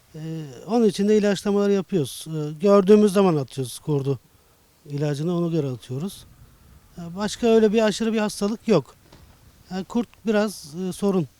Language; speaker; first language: Turkish; native; Turkish